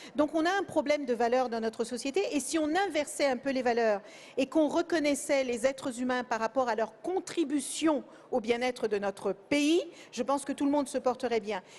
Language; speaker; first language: French; early bilingual, other home language; Kabuverdianu